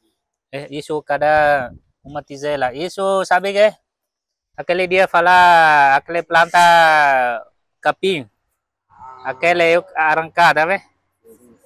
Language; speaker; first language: Portuguese; non-native, learner; Vietnamese